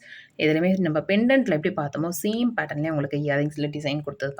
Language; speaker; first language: Tamil; native; Tamil